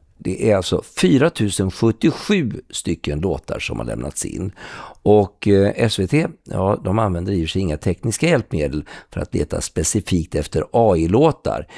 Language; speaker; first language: Swedish; native; Swedish